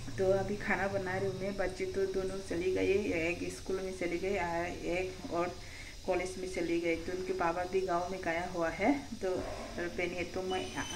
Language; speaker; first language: Hindi; non-native, local second language; Kok Borok